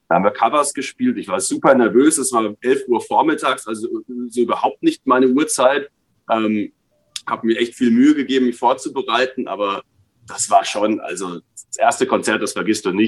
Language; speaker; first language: German; native; German